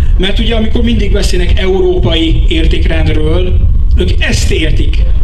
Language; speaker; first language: Hungarian; early bilingual, heritage; French